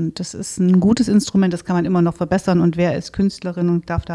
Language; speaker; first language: German; native; German